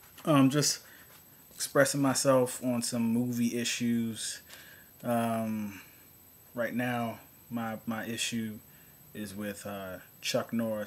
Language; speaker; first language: English; native; English